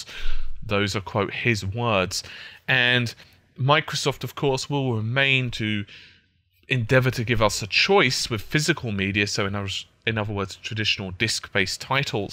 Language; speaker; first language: English; native; English